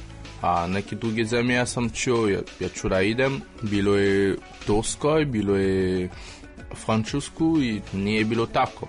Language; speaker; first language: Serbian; non-native, fluent; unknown